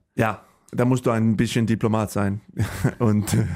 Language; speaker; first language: German; non-native, fluent; Danish